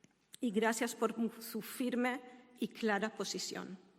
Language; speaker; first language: Spanish; non-native, fluent; Hebrew